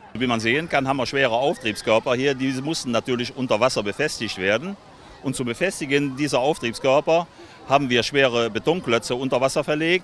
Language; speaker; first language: German; native; German